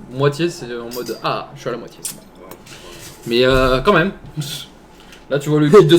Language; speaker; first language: French; native; French